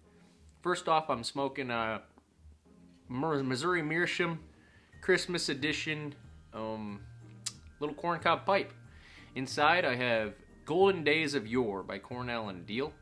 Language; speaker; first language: English; native; English